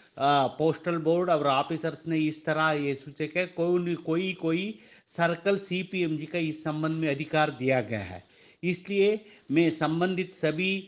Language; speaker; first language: Hindi; non-native, local second language; Kannada